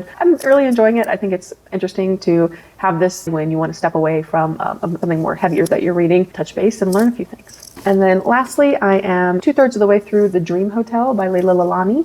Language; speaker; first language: English; native; English